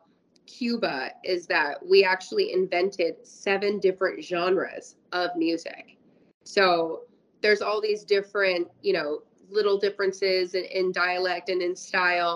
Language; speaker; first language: English; native; English